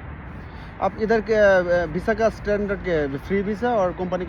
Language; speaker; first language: Hindi; non-native, learner; Bangla